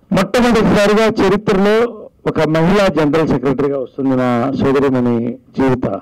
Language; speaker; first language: Telugu; native; Telugu